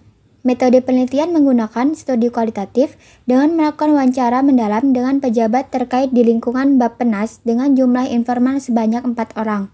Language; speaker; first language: Indonesian; native; Indonesian